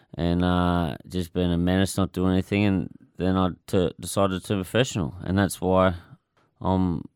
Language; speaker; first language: English; native; English